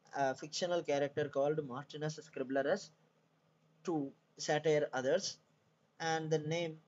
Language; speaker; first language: English; non-native, local second language; Tamil